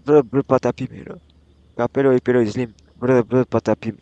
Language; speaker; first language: French; native; French